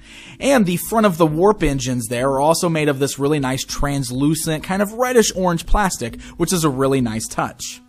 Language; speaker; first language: English; native; English